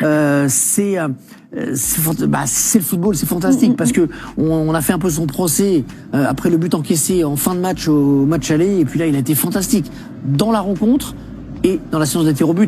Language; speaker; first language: French; native; French